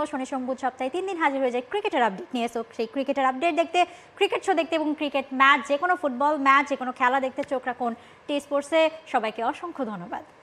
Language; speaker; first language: Bangla; native; Bangla